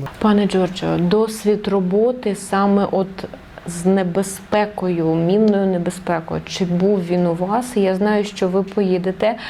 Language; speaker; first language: Ukrainian; native; Ukrainian